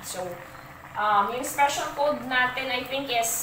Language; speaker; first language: Filipino; non-native, local second language; Hiligaynon